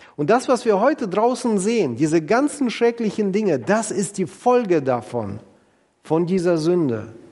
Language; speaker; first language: German; non-native, fluent; Russian